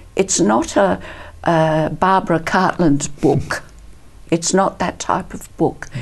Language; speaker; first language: English; early bilingual, other home language; Italian